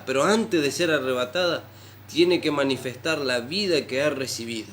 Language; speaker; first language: Spanish; native; Spanish